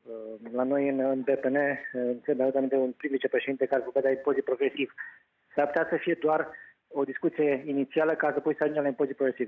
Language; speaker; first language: Romanian; native; Romanian